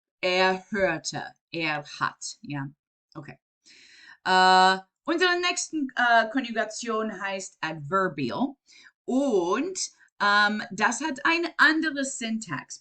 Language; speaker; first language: German; non-native, fluent; English